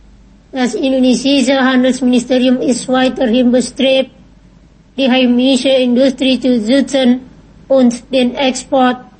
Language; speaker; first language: German; non-native, local second language; Indonesian